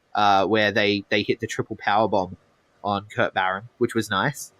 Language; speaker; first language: English; native; English